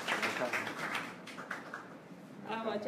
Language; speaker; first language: Chinese; non-native, learner; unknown